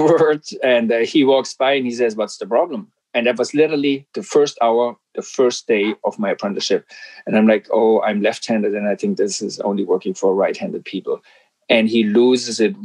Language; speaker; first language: English; non-native, fluent; German